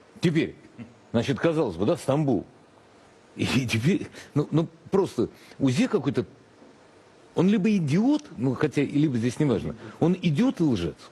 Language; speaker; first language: Russian; native; Russian